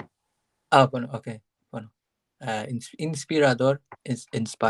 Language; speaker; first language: Spanish; non-native, learner; English